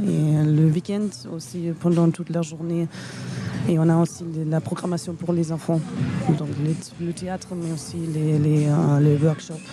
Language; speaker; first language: French; non-native, fluent; German